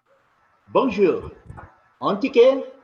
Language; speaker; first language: French; non-native, learner; Spanish